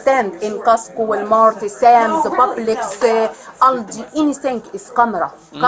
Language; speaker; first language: English; non-native, learner; Arabic